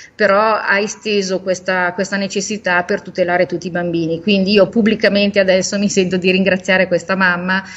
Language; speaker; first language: Italian; native; Italian